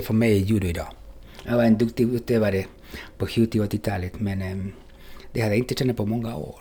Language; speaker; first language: Swedish; non-native, fluent; Spanish